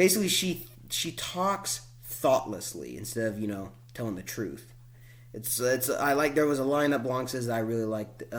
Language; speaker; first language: English; native; English